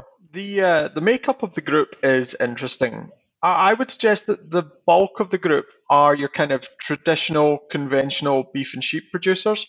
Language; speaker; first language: English; native; English